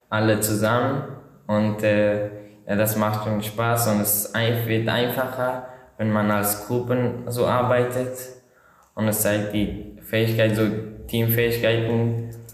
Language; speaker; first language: German; non-native, learner; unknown